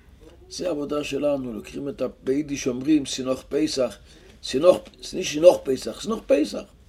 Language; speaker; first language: Hebrew; non-native, local second language; Yiddish